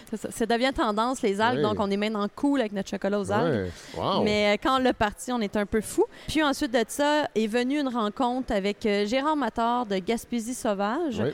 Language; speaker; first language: French; native; French